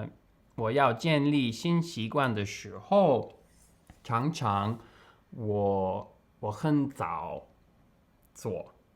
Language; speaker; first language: Chinese; non-native, learner; English